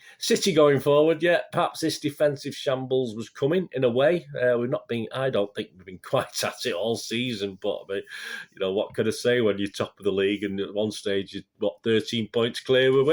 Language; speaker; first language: English; native; English